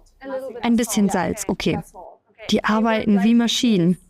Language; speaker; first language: German; native; German